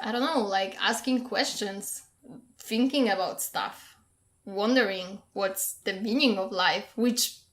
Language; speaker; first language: English; non-native, fluent; Polish